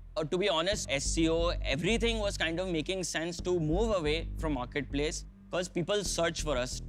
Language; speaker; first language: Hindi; early bilingual, heritage; Hindi